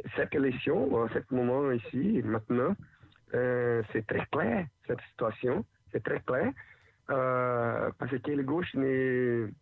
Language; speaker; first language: French; non-native, learner; Portuguese